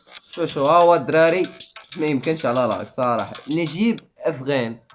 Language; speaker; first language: Arabic; native; Arabic